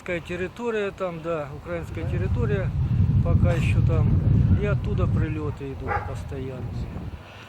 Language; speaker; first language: Russian; native; Russian